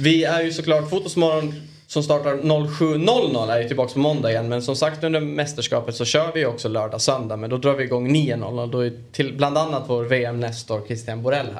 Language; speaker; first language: Swedish; native; Swedish